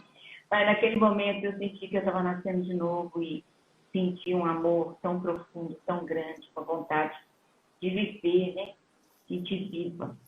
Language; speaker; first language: Portuguese; native; Portuguese